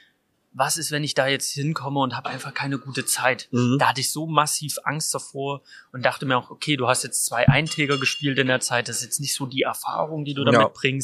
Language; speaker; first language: German; native; German